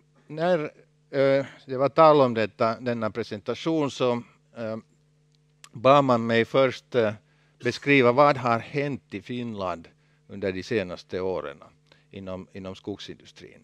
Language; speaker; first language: Swedish; non-native, local second language; Finnish